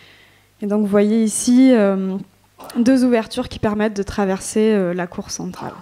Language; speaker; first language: French; native; French